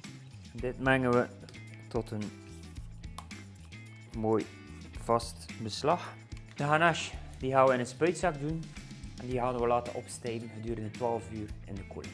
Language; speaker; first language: Dutch; native; Dutch